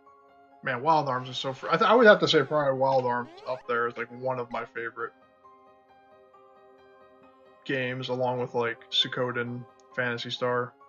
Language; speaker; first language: English; native; English